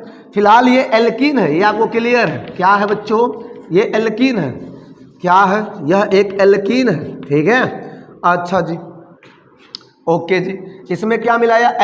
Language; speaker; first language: Hindi; native; Hindi